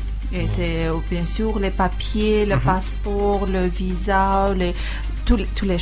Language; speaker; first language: French; non-native, learner; Armenian